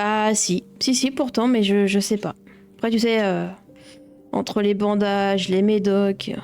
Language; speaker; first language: French; native; French